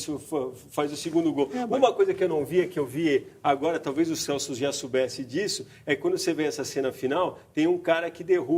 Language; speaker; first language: Portuguese; native; Portuguese